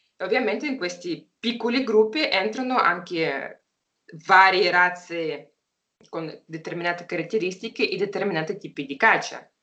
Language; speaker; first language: Italian; non-native, fluent; Russian